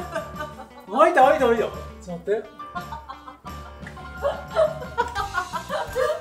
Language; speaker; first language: Japanese; native; Japanese